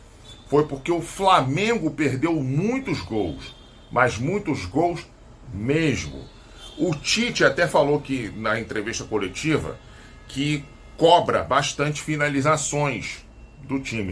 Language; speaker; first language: Portuguese; native; Portuguese